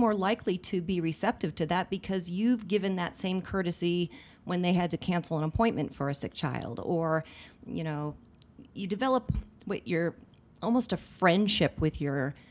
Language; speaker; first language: English; native; English